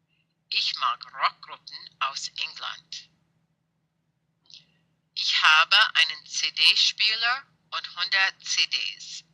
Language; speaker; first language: German; non-native, fluent; English